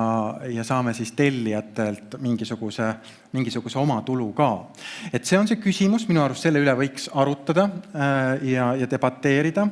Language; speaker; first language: Estonian; native; Estonian